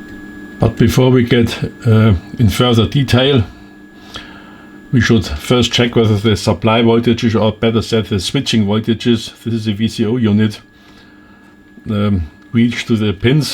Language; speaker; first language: English; non-native, fluent; German